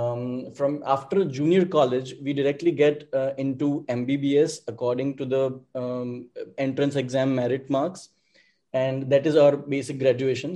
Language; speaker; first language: English; non-native, local second language; Gujarati